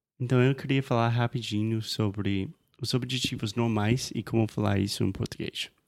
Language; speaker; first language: Portuguese; non-native, fluent; English